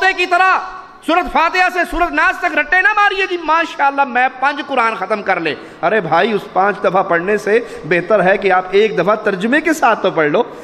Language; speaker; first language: Urdu; non-native, local second language; Punjabi